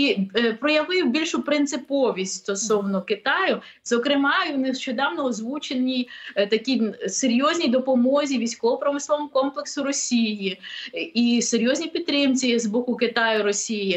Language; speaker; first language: Ukrainian; native; Ukrainian